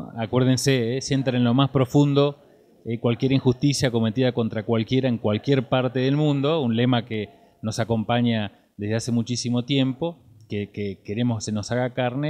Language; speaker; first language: Spanish; native; Spanish